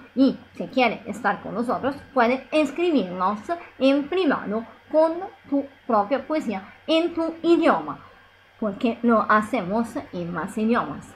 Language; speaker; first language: Spanish; non-native, learner; Italian